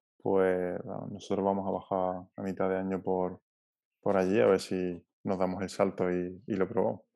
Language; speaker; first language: Spanish; native; Spanish